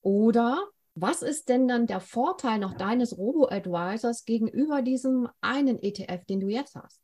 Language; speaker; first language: German; native; German